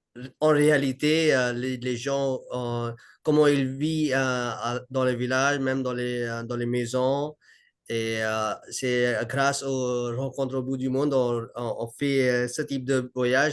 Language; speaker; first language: French; non-native, learner; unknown